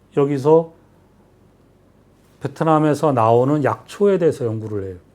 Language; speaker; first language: Korean; native; Korean